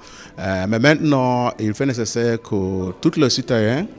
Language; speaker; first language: French; non-native, learner; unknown